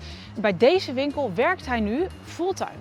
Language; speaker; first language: Dutch; native; Dutch